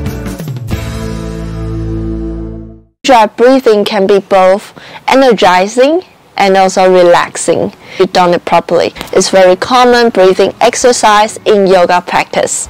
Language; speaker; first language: English; non-native, fluent; Chinese